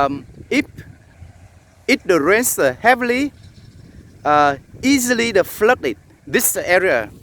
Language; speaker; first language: English; non-native, learner; Vietnamese